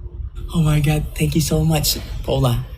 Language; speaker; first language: English; non-native, learner; Indonesian